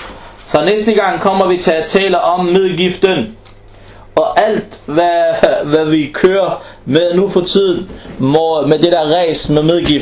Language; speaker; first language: Danish; non-native, fluent; Arabic